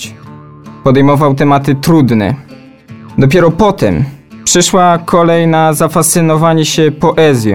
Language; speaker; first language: Polish; native; Polish